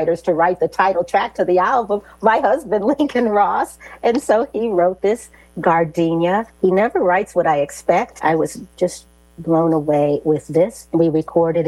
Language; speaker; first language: English; native; English